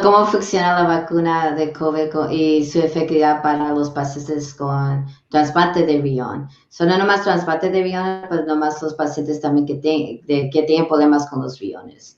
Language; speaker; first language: Spanish; early bilingual, heritage; English